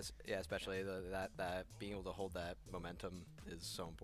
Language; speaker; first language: English; native; English